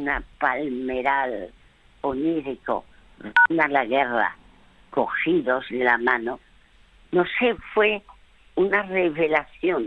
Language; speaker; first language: Spanish; early bilingual, other home language; French